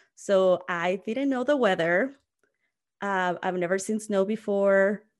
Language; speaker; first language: English; non-native, fluent; Spanish